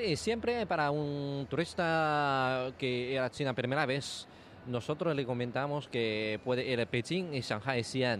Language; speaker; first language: Spanish; non-native, learner; Chinese